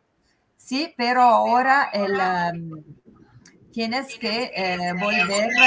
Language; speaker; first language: Spanish; non-native, fluent; Italian